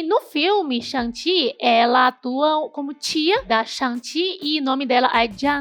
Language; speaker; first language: Portuguese; non-native, fluent; Chinese